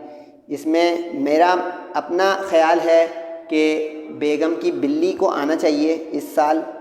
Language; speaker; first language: Urdu; native; Urdu